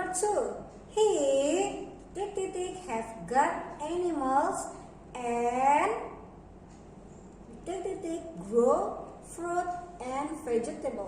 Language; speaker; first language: English; non-native, learner; Indonesian